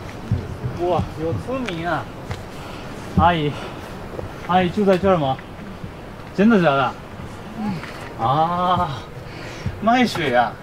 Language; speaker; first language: Chinese; non-native, fluent; Japanese